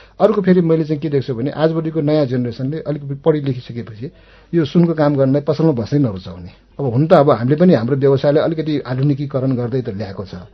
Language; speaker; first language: Nepali; non-native, local second language; Newari